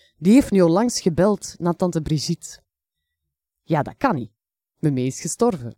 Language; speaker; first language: Dutch; native; Dutch